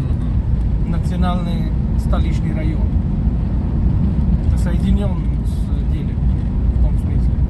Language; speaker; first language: Russian; non-native, fluent; Hindi